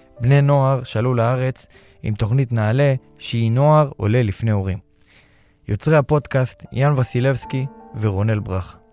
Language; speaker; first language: Hebrew; native; Hebrew